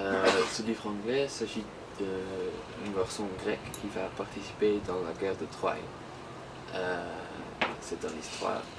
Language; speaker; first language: French; non-native, learner; Dutch